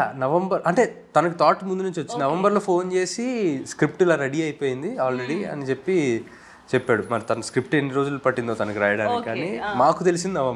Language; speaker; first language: Telugu; native; Telugu